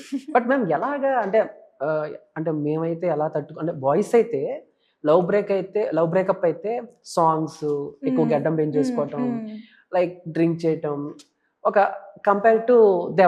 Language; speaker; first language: Telugu; native; Telugu